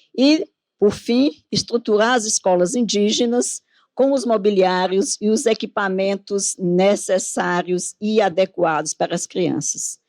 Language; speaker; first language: Portuguese; native; Portuguese